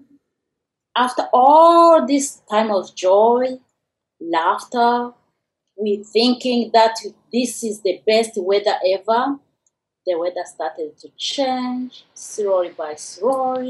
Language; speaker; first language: English; non-native, local second language; Kinyarwanda